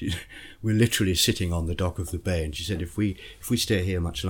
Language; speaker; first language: English; native; English